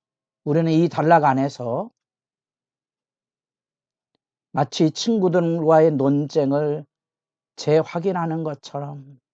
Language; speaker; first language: Korean; native; Korean